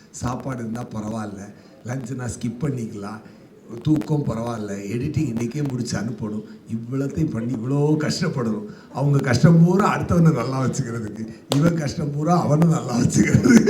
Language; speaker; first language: Tamil; native; Tamil